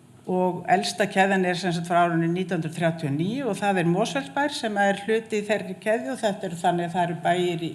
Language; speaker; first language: Icelandic; native; Icelandic